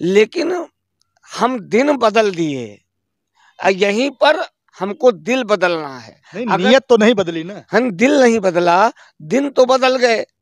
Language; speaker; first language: Hindi; native; Hindi